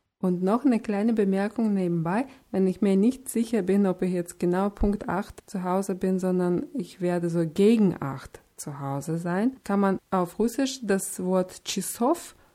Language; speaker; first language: German; non-native, fluent; Russian